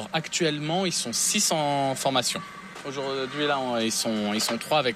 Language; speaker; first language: French; native; French